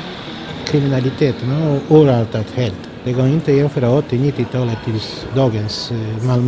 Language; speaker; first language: Swedish; non-native, fluent; Polish